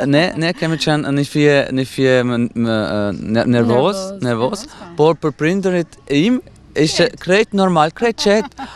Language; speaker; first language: Albanian; non-native, fluent; German